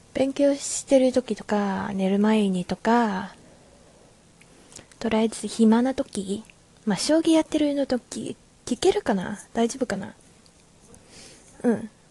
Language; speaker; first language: Japanese; non-native, learner; Chinese